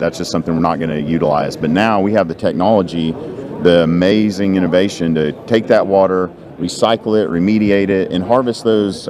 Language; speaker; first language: English; native; English